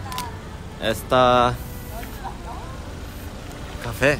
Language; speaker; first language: Spanish; non-native, learner; Korean